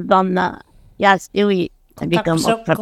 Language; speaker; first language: Dutch; non-native, fluent; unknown